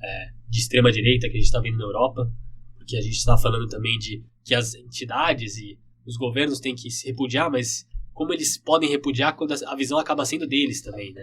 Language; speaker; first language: Portuguese; native; Portuguese